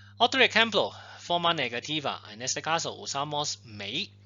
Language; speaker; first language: Spanish; non-native, fluent; Chinese